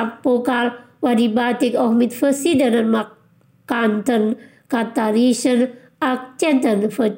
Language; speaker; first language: German; non-native, fluent; Indonesian